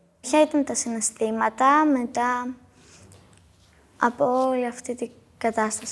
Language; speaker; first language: Greek; native; Greek